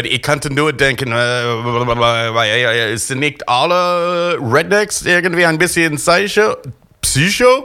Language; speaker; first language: German; non-native, fluent; English